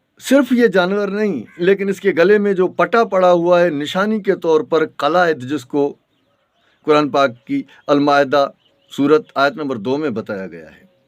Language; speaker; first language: Urdu; non-native, local second language; Sindhi